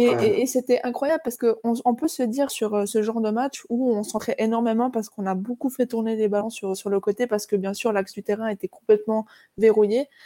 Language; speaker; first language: French; native; French